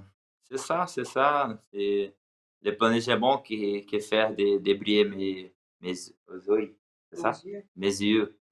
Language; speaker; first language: French; non-native, learner; Portuguese